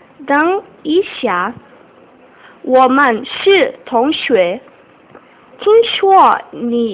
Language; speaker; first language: Chinese; non-native, learner; Portuguese